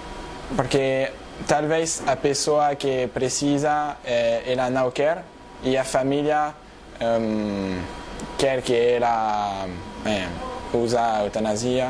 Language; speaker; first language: Portuguese; non-native, learner; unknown